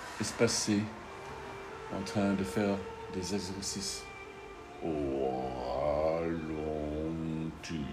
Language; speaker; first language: French; non-native, fluent; English